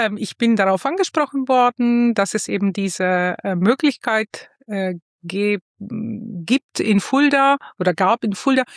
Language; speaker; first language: German; non-native, fluent; Italian